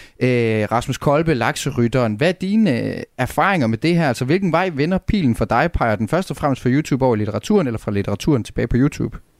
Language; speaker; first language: Danish; native; Danish